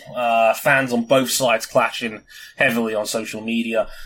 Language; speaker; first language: English; native; English